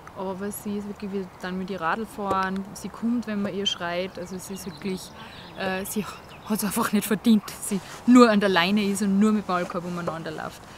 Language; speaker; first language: German; native; German